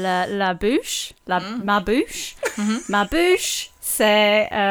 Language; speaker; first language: French; non-native, learner; English